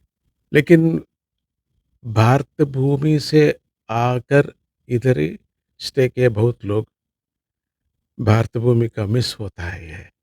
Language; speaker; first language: Hindi; non-native, local second language; Kannada